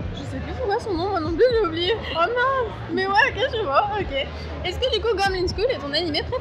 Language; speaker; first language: French; native; French